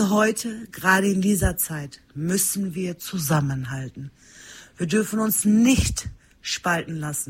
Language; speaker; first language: German; early bilingual, other home language; Turkish